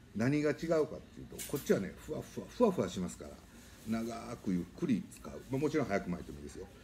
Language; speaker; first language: Japanese; native; Japanese